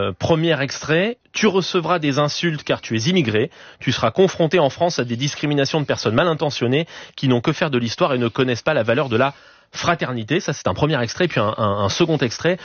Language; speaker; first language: French; native; French